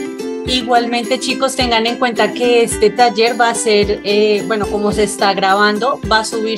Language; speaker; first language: Spanish; native; Spanish